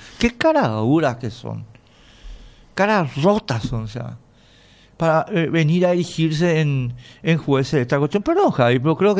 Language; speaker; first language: Spanish; native; Spanish